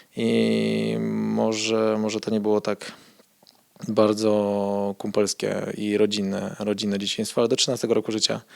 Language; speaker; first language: Polish; native; Polish